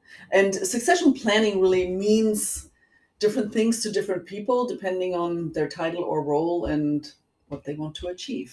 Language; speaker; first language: English; non-native, fluent; German